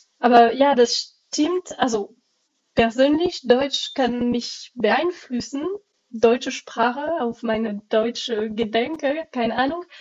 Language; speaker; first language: German; non-native, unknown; French